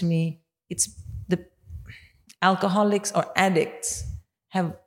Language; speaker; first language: English; non-native, local second language; Hindi